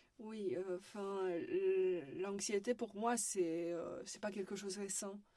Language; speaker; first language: French; non-native, fluent; Romanian